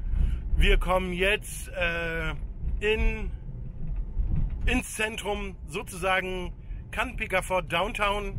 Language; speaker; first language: German; native; German